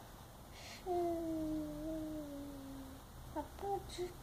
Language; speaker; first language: Chinese; early bilingual, heritage; Chinese